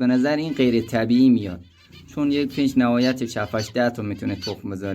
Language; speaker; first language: Persian; native; Persian